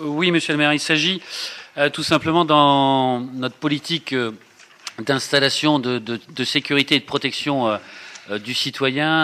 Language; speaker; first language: French; native; French